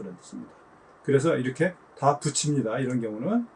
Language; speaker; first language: Korean; native; Korean